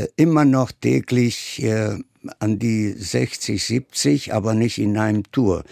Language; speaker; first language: German; non-native, fluent; Italian